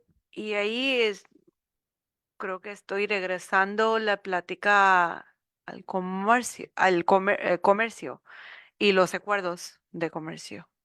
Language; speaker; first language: Spanish; non-native, learner; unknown